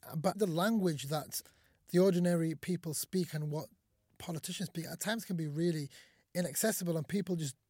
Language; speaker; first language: English; early bilingual, other home language; Somali